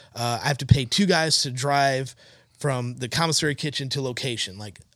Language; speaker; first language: English; native; English